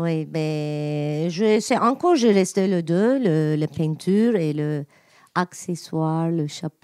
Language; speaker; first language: French; non-native, learner; Turkish